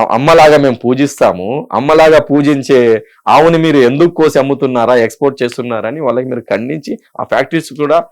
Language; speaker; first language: Telugu; non-native, local second language; Urdu